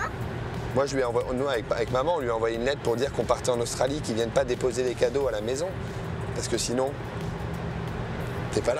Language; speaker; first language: French; native; French